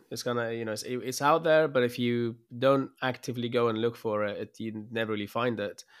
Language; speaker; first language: English; early bilingual, other home language; Arabic